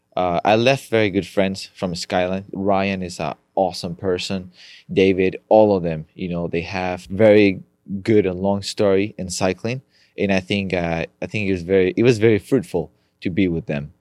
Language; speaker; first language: English; non-native, fluent; Spanish